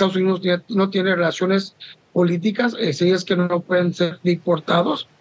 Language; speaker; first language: Spanish; early bilingual, heritage; Spanish